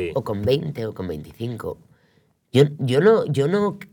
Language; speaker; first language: Spanish; non-native, local second language; Catalan